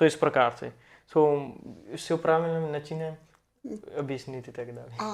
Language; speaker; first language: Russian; non-native, learner; Hindi